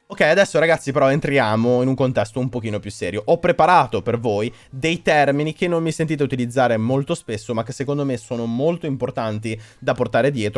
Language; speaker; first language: Italian; native; Italian